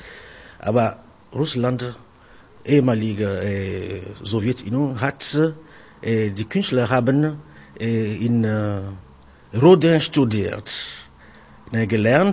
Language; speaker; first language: German; non-native, fluent; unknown